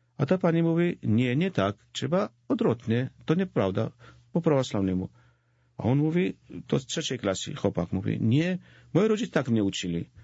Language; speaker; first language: Polish; non-native, fluent; Georgian